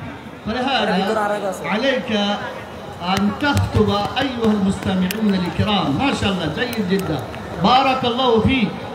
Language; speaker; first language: Arabic; non-native, fluent; Bangla